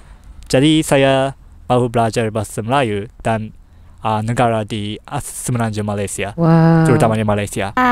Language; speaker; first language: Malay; non-native, fluent; Japanese